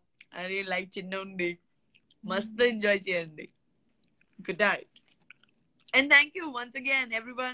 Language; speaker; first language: Telugu; non-native, learner; Gujarati